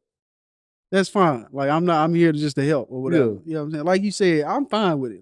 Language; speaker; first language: English; native; English